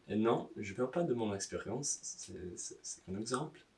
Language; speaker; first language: French; non-native, learner; English